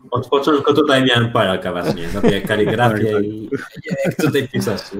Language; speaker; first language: Polish; early bilingual, other home language; Japanese